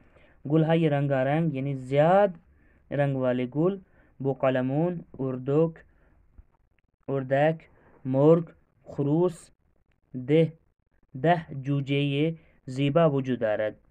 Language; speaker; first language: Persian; non-native, fluent; Urdu